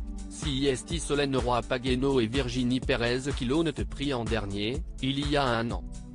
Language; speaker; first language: French; native; French